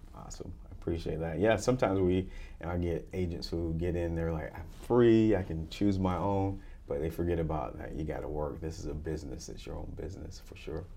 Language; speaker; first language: English; native; English